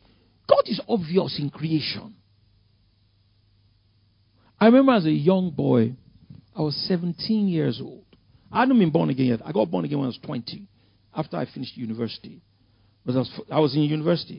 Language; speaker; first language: English; non-native, local second language; Yoruba